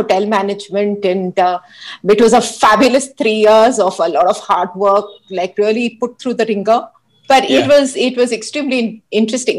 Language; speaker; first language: English; non-native, local second language; Hindi